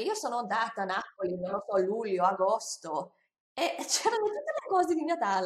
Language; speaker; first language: Italian; non-native, fluent; English